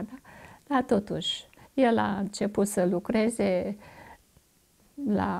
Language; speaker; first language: Romanian; non-native, local second language; German